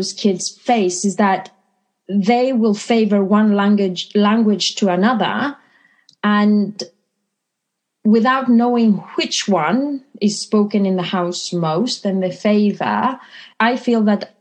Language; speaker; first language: English; non-native, fluent; Greek